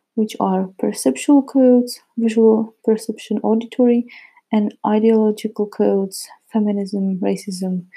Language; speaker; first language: English; non-native, fluent; Czech